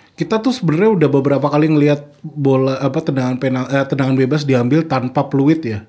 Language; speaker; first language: Indonesian; native; Indonesian